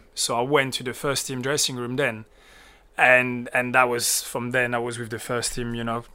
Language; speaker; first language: English; early bilingual, other home language; French